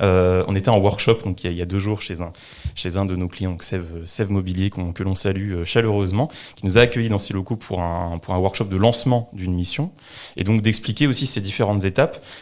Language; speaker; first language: French; native; French